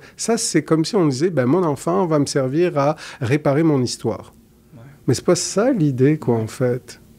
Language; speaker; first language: French; native; French